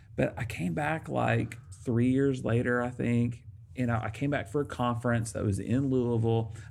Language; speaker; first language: English; native; English